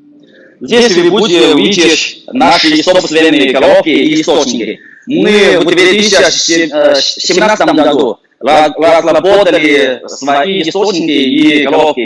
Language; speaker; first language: Russian; non-native, fluent; Chinese